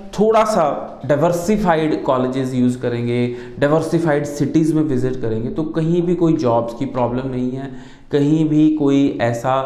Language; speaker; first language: Hindi; non-native, local second language; Punjabi